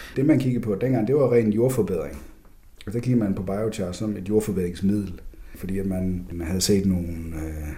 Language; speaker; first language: Danish; native; Danish